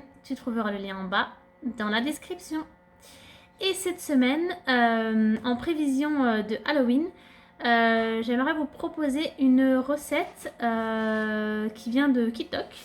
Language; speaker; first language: French; native; French